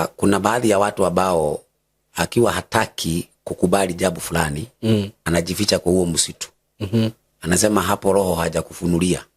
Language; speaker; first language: Swahili; non-native, local second language; Kikuyu